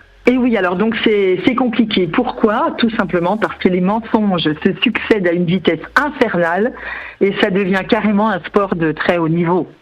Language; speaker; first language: French; native; French